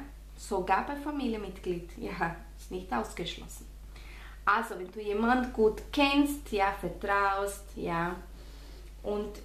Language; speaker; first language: German; non-native, fluent; Spanish